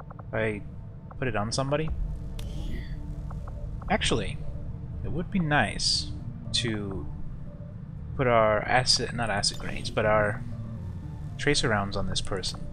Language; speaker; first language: English; native; English